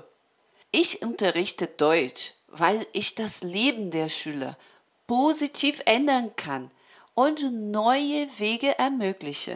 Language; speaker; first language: German; non-native, fluent; Portuguese